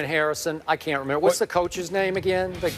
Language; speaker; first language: English; native; English